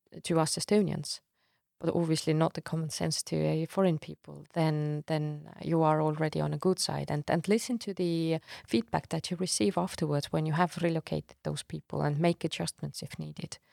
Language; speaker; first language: English; non-native, fluent; Estonian